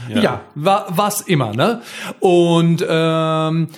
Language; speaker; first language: German; non-native, fluent; Croatian